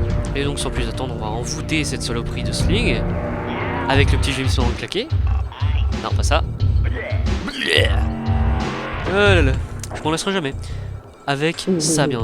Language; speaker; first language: French; native; French